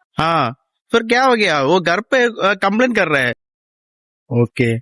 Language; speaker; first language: Hindi; non-native, local second language; Tamil